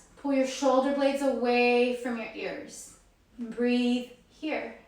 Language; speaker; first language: English; native; English